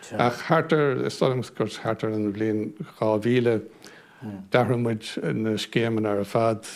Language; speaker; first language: Irish; non-native, local second language; English